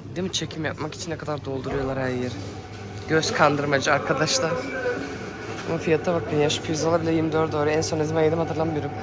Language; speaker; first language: Turkish; early bilingual, heritage; Turkish